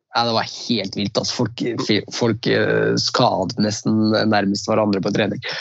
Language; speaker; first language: Norwegian; early bilingual, other home language; Riffian